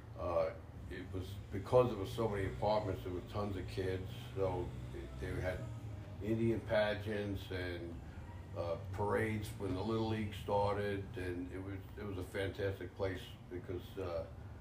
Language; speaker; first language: English; native; English